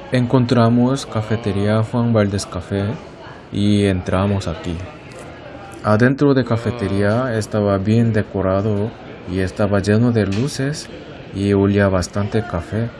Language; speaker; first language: Spanish; non-native, learner; Korean